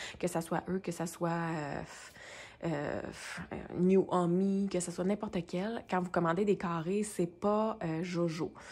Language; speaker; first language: French; native; French